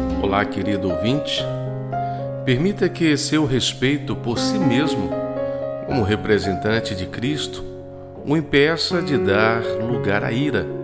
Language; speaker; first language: Portuguese; native; Portuguese